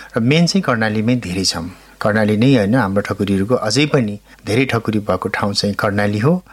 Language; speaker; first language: Nepali; native; Nepali